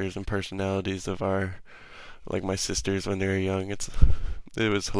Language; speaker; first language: English; native; English